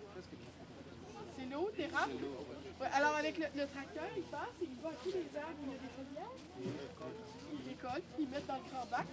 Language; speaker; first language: French; native; French